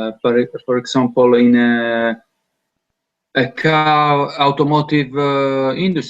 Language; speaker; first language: English; non-native, learner; Italian